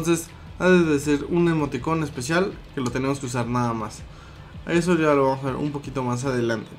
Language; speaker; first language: Spanish; native; Spanish